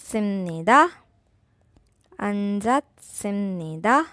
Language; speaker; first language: Korean; non-native, fluent; Urdu